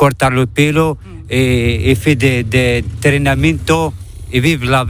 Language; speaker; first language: Spanish; non-native, learner; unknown